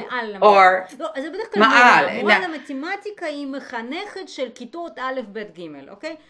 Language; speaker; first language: Hebrew; native; Hebrew